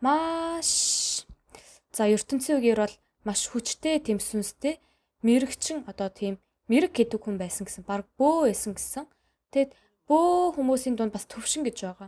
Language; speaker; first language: Mongolian; non-native, fluent; Korean